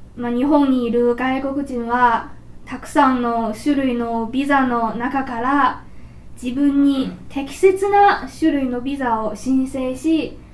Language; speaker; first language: Japanese; non-native, fluent; Chinese